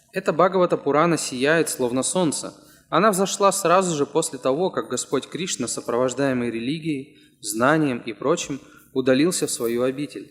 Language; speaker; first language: Russian; native; Russian